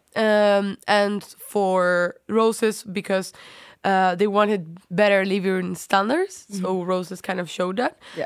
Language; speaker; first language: English; non-native, fluent; Spanish